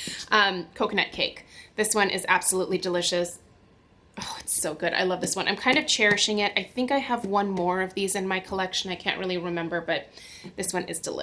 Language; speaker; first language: English; native; English